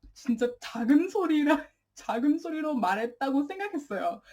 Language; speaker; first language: Korean; non-native, learner; English